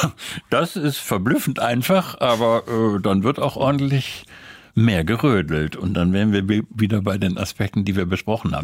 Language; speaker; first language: German; native; German